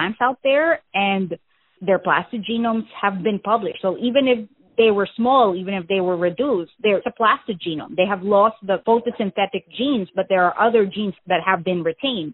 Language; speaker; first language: English; non-native, local second language; Filipino